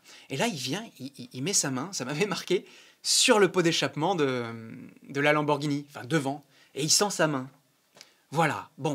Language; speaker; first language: French; native; French